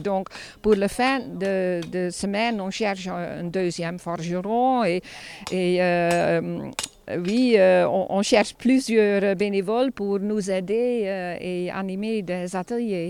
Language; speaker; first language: French; non-native, fluent; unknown